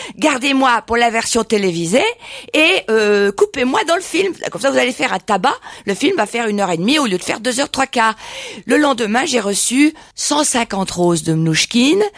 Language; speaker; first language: French; native; French